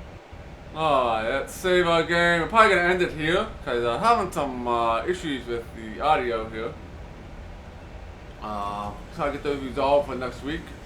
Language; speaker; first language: English; native; English